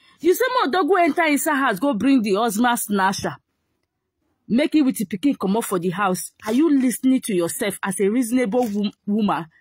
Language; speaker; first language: Nigerian Pidgin; non-native, local second language; Igbo